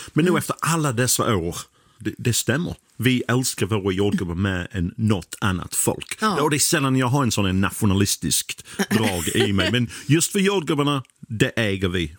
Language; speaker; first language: Swedish; non-native, fluent; English